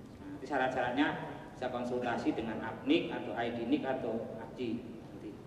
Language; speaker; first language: Indonesian; non-native, local second language; Javanese